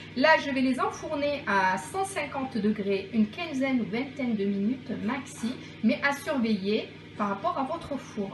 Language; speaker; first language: French; non-native, local second language; Arabic